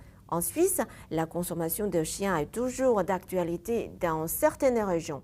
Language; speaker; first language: French; non-native, fluent; Chinese